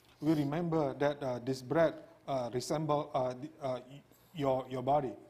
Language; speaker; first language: English; non-native, fluent; Indonesian